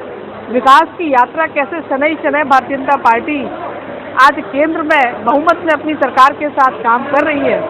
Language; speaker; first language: Hindi; native; Hindi